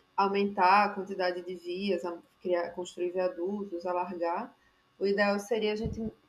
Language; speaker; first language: Portuguese; native; Portuguese